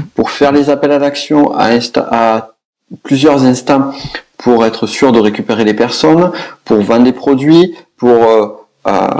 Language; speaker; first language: French; native; French